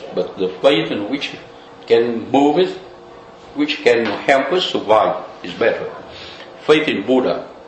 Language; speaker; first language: English; non-native, fluent; Vietnamese